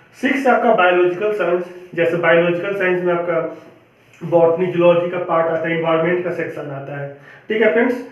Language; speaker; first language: Hindi; native; Hindi